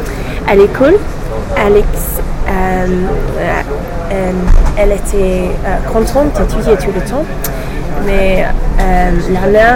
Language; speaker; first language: French; non-native, learner; English